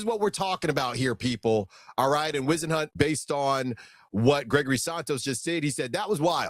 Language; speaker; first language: English; native; English